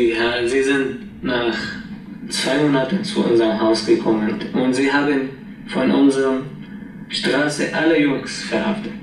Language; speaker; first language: German; non-native, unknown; Arabic